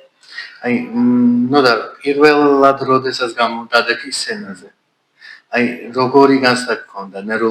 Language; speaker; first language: Georgian; native; Georgian